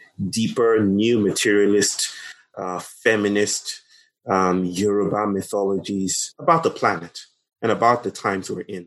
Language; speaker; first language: English; non-native, local second language; Yoruba